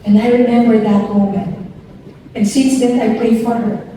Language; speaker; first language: English; non-native, local second language; Filipino